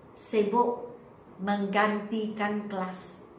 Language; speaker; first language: Malay; non-native, local second language; Chinese